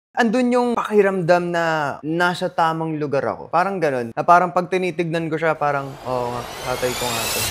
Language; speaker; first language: Filipino; early bilingual, heritage; Filipino